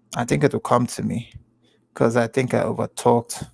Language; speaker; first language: English; non-native, local second language; Igbo